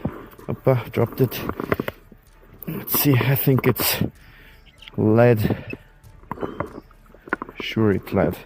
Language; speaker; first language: English; non-native, fluent; German